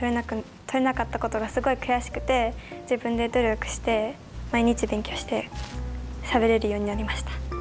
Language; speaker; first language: Japanese; non-native, fluent; English